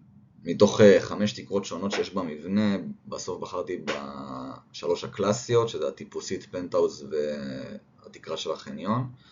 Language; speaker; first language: Hebrew; native; Hebrew